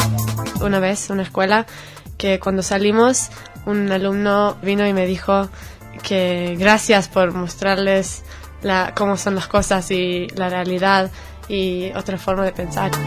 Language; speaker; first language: Spanish; non-native, learner; Hebrew